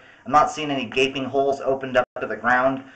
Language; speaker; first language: English; native; English